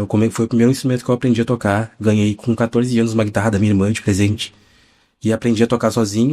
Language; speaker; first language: Portuguese; native; Portuguese